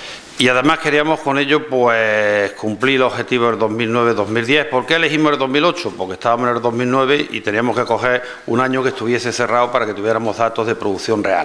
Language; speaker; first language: Spanish; native; Spanish